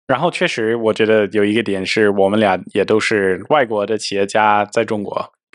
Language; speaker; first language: Chinese; non-native, fluent; English